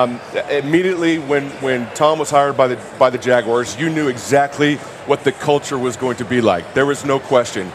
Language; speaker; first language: English; native; English